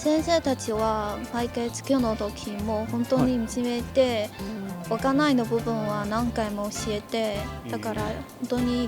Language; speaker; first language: Japanese; non-native, learner; Chinese